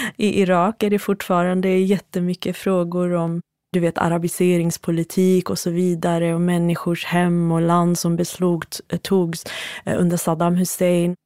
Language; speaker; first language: Swedish; early bilingual, other home language; Central Kurdish